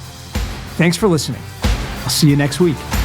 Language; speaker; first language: English; native; English